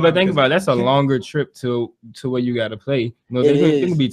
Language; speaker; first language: English; native; English